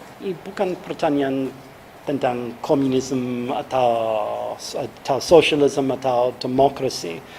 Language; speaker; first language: Indonesian; non-native, fluent; English